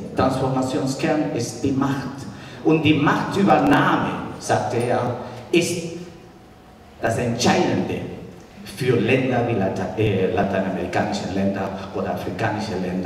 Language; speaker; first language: German; non-native, fluent; Spanish